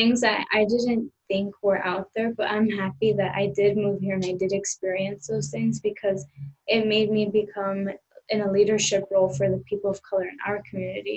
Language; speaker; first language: English; early bilingual, other home language; Spanish